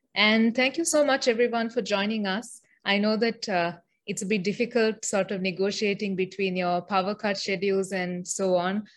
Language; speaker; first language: English; non-native, local second language; Sinhala